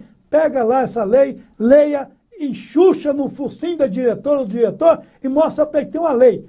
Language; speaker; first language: Portuguese; native; Portuguese